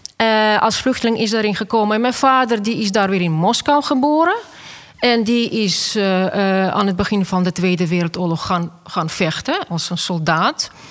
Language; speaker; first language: Dutch; non-native, fluent; Estonian